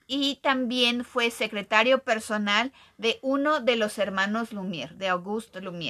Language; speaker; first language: Spanish; native; Spanish